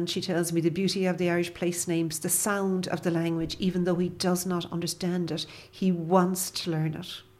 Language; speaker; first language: English; native; English